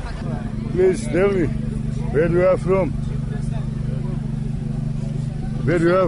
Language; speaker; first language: English; non-native, learner; Serbian